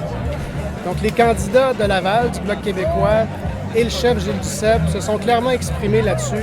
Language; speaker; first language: French; native; French